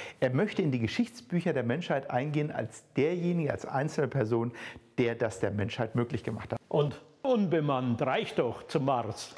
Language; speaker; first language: German; native; German